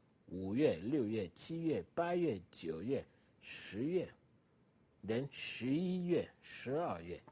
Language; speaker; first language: Chinese; non-native, learner; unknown